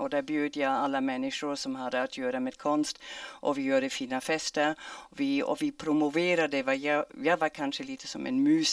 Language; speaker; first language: Swedish; non-native, fluent; German